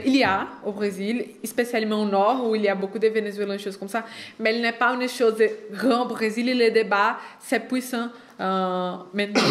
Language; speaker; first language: French; non-native, fluent; Portuguese